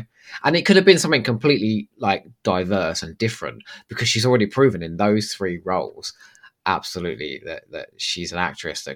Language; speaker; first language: English; native; English